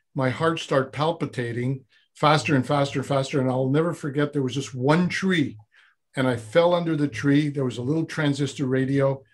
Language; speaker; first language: English; native; English